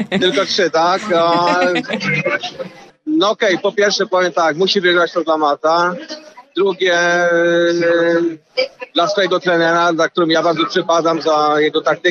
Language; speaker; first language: Polish; early bilingual, heritage; Polish